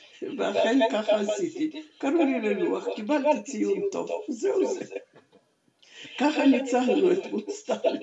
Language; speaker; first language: Hebrew; non-native, fluent; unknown